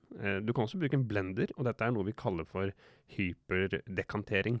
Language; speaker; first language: Norwegian; native; Norwegian